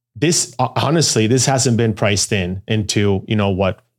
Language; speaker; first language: English; non-native, fluent; Spanish